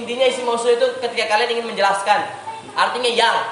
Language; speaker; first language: Indonesian; native; Indonesian